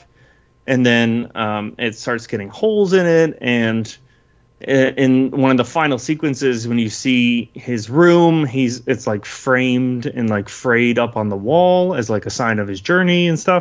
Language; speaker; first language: English; native; English